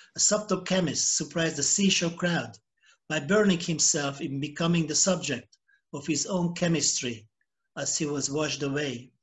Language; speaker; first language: English; non-native, fluent; Hungarian